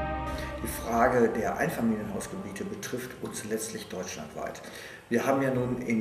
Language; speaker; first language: German; native; German